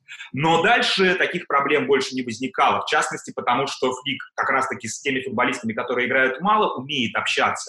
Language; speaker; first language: Russian; native; Russian